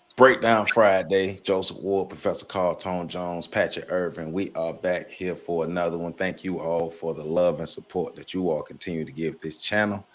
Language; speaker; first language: English; native; English